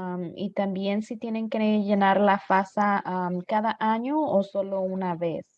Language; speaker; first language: Spanish; early bilingual, other home language; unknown